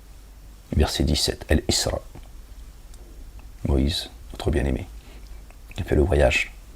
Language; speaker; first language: French; native; French